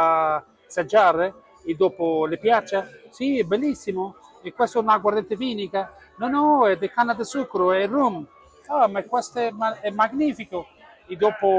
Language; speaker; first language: Italian; non-native, learner; Portuguese